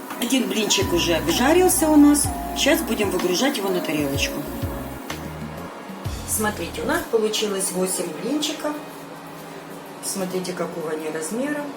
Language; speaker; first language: Russian; non-native, local second language; Ukrainian